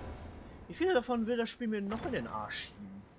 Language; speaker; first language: German; native; German